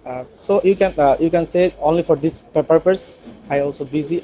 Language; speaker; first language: English; non-native, learner; Bangla